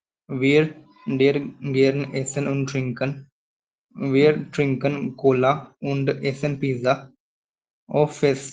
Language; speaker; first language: German; non-native, learner; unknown